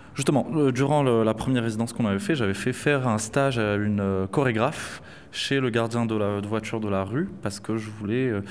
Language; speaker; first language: French; non-native, local second language; Arabic